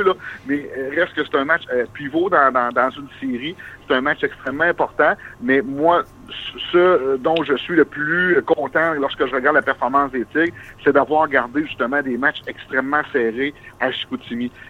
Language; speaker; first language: French; native; French